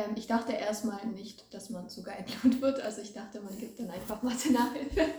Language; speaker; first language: German; early bilingual, other home language; Greek